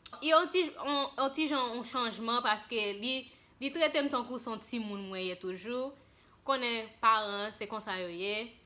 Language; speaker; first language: Haitian Creole; early bilingual, heritage; Haitian Creole